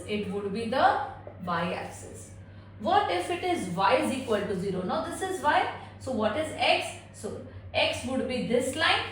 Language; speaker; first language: English; non-native, local second language; Hindi